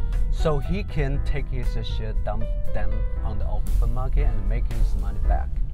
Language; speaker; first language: English; non-native, fluent; Chinese